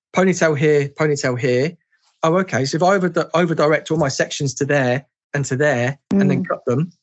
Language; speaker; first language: English; native; English